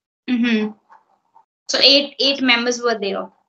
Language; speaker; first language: English; non-native, fluent; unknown